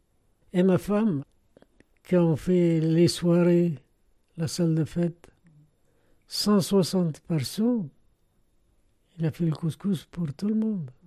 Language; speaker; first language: French; non-native, fluent; Arabic